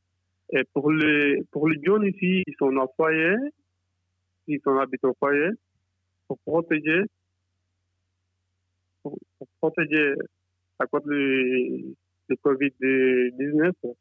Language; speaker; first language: French; non-native, learner; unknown